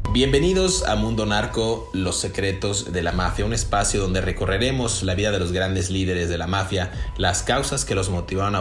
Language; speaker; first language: Spanish; native; Spanish